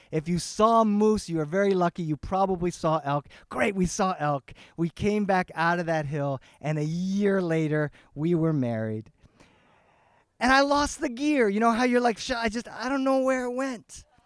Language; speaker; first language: English; early bilingual, other home language; Spanish